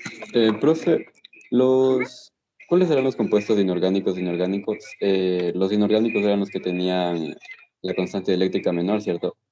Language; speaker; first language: Spanish; native; Spanish